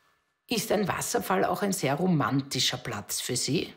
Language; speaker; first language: German; native; German